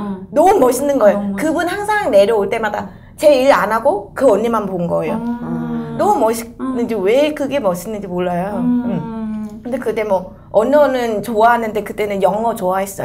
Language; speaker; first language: Korean; non-native, fluent; Vietnamese